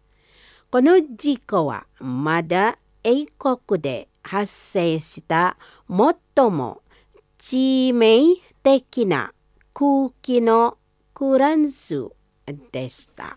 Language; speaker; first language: Japanese; non-native, fluent; Indonesian